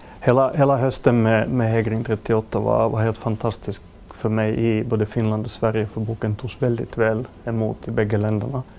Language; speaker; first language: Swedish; native; Swedish